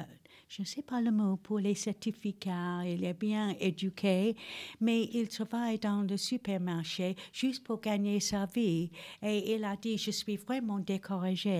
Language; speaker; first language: French; non-native, fluent; English